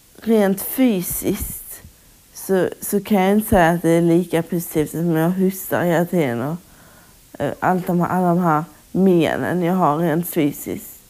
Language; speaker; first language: Swedish; native; Swedish